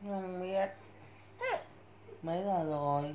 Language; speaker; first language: Vietnamese; native; Vietnamese